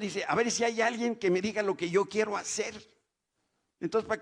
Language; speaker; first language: Spanish; native; Spanish